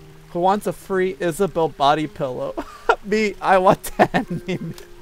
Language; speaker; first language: English; early bilingual, other home language; Spanish